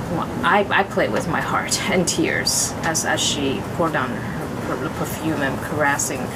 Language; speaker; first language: English; non-native, fluent; Chinese